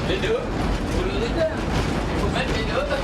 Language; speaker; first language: French; non-native, fluent; Vietnamese